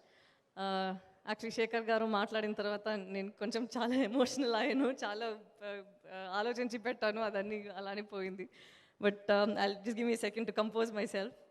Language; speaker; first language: Telugu; non-native, local second language; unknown